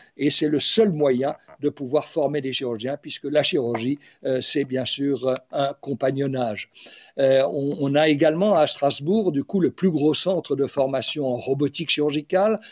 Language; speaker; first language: French; native; French